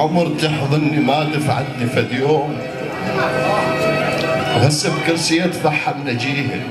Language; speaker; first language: Arabic; native; Arabic